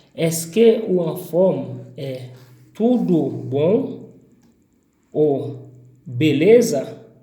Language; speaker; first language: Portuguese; non-native, learner; Haitian Creole